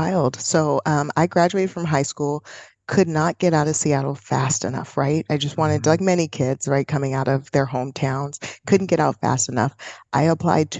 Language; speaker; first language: English; native; English